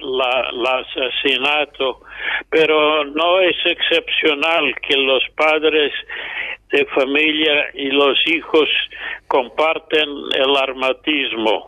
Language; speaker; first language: Spanish; non-native, fluent; English